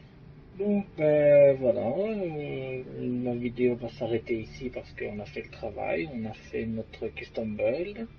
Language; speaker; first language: French; native; French